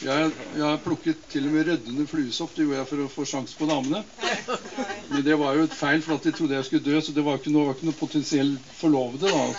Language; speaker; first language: Norwegian; native; Norwegian